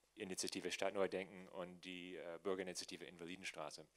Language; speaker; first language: German; non-native, fluent; English